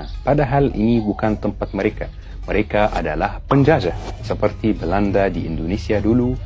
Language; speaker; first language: Indonesian; non-native, fluent; Arabic